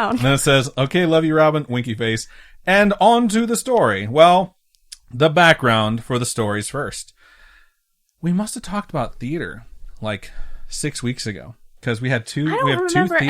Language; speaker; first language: English; native; English